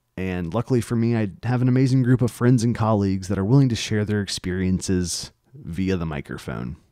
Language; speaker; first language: English; native; English